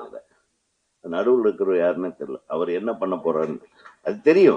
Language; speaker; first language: Tamil; native; Tamil